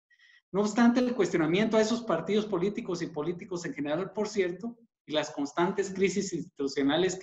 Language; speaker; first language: Spanish; native; Spanish